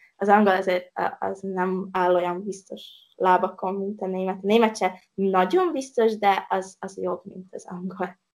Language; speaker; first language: Hungarian; native; Hungarian